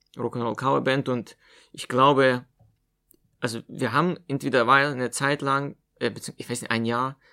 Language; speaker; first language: German; non-native, fluent; Russian